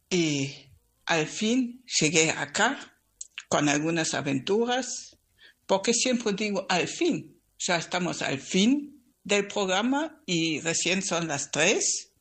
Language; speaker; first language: Spanish; non-native, fluent; German